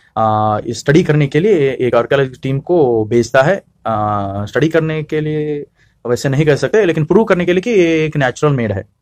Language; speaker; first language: Hindi; non-native, local second language; Kannada